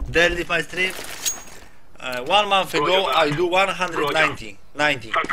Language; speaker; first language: English; non-native, learner; Polish